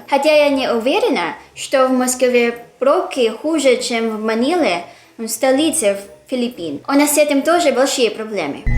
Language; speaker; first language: Russian; non-native, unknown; Filipino